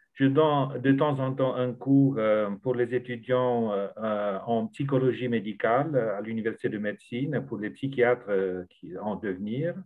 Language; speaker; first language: French; non-native, fluent; Romanian